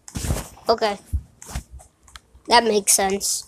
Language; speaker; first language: English; native; English